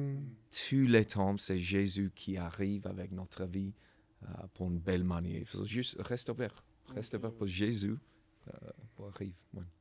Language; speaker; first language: French; non-native, learner; English